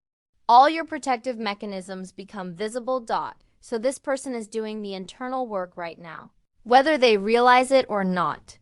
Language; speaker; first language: English; native; English